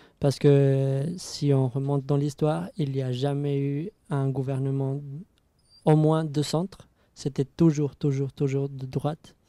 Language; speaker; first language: French; non-native, fluent; Spanish